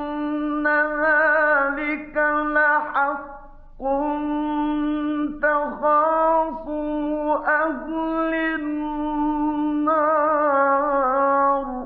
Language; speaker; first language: Arabic; native; Arabic